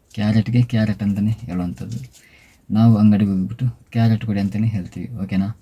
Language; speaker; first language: Kannada; non-native, local second language; Tulu